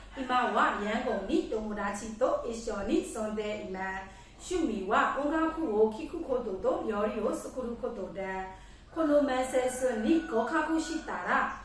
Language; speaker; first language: Japanese; non-native, learner; Burmese